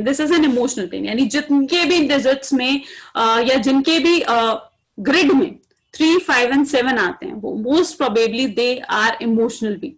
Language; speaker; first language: Hindi; native; Hindi